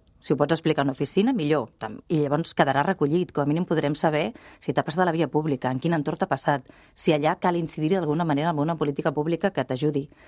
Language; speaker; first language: Catalan; native; Catalan